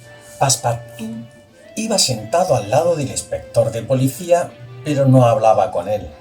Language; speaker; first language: Spanish; native; Spanish